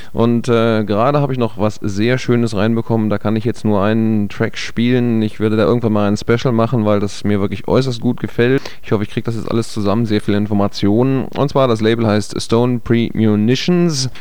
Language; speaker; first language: German; native; German